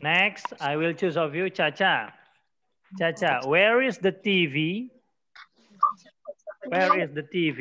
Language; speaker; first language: English; non-native, learner; Indonesian